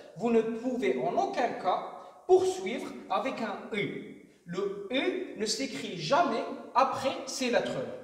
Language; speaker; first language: French; non-native, local second language; Arabic